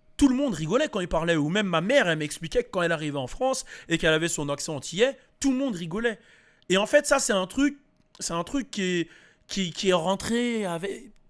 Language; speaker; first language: French; early bilingual, other home language; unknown